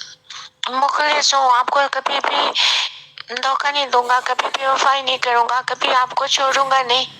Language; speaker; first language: Hindi; non-native, local second language; Punjabi